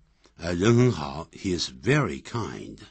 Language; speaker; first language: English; non-native, fluent; Chinese